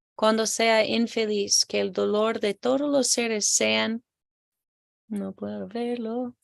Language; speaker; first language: Spanish; non-native, learner; English